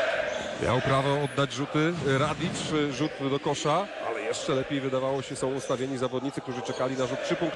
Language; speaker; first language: Polish; native; Polish